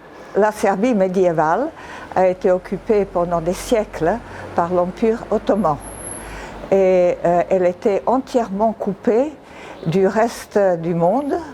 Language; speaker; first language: French; non-native, fluent; Serbian